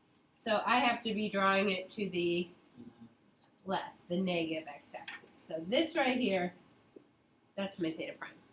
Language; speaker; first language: English; native; English